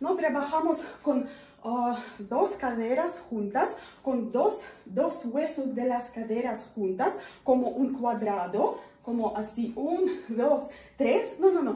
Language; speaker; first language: Spanish; non-native, learner; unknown